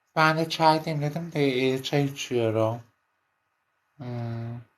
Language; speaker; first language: Turkish; non-native, learner; Arabic